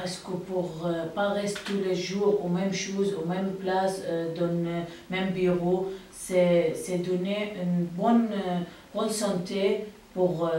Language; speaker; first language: French; non-native, learner; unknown